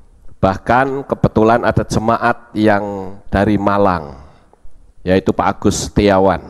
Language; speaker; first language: Indonesian; native; Indonesian